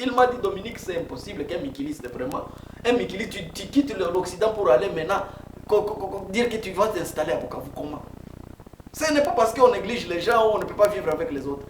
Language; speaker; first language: French; non-native, local second language; Swahili